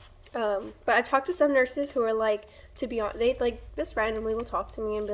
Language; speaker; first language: English; native; English